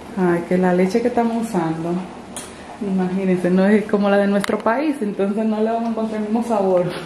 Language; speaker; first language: Spanish; native; Spanish